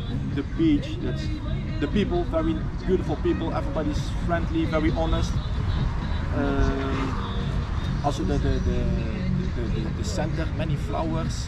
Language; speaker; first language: English; non-native, fluent; Dutch